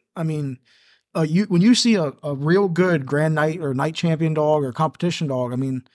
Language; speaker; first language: English; native; English